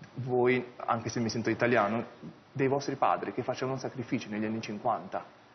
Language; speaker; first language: Italian; early bilingual, other home language; Chinese